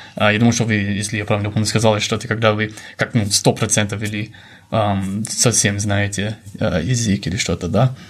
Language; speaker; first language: Russian; non-native, fluent; English